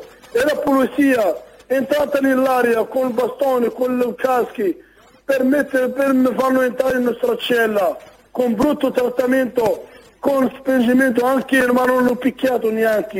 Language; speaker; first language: Italian; non-native, learner; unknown